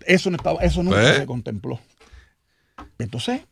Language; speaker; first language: Spanish; native; Spanish